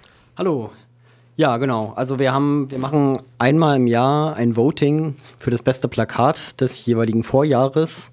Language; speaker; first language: German; native; German